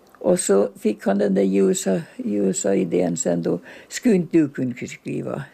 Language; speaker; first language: Swedish; native; Swedish